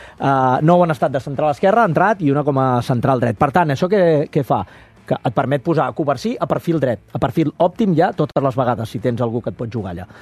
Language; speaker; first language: Catalan; native; Catalan